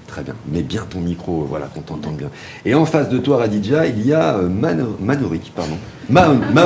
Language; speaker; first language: French; native; French